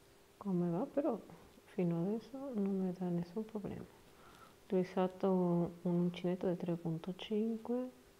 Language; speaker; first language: Italian; non-native, learner; Spanish